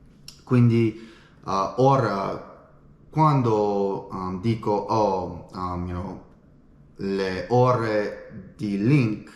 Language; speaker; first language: Italian; non-native, learner; English